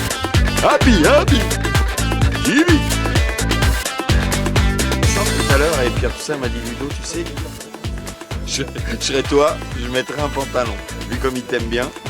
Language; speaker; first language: French; native; French